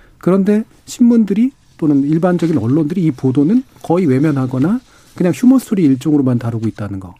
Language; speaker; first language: Korean; native; Korean